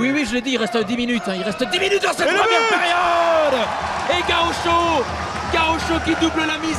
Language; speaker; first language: French; native; French